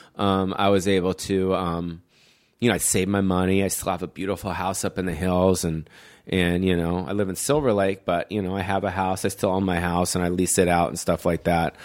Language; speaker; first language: English; native; English